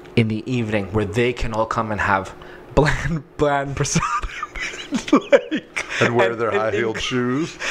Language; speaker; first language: English; native; English